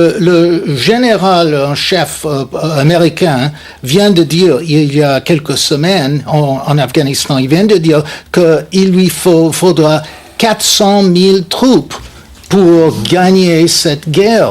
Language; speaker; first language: French; non-native, fluent; English